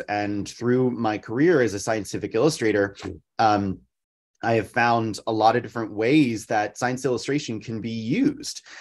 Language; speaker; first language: English; native; English